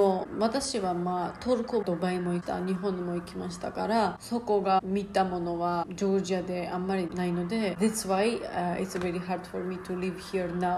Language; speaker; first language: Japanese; non-native, learner; Georgian